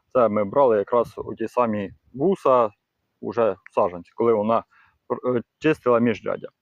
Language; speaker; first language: Ukrainian; non-native, local second language; Russian